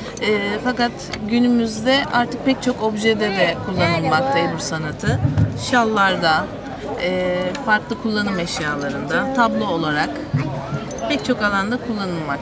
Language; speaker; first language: Turkish; native; Turkish